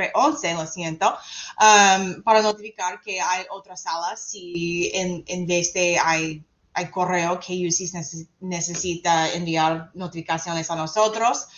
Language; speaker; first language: Spanish; non-native, fluent; English